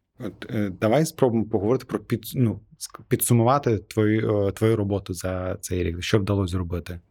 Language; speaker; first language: Ukrainian; non-native, fluent; Azerbaijani